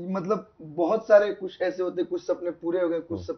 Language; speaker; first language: Hindi; native; Hindi